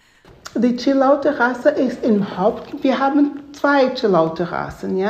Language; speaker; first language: German; non-native, fluent; Spanish